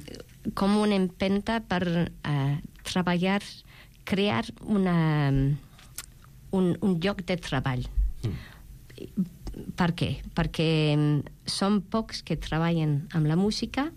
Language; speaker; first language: Catalan; non-native, fluent; English